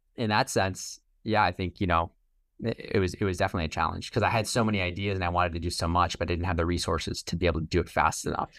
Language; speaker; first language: English; native; English